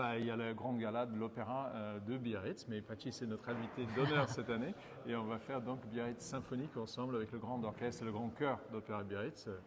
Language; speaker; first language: French; non-native, fluent; English